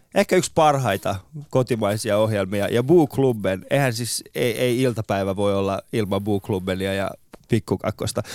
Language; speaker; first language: Finnish; non-native, fluent; Persian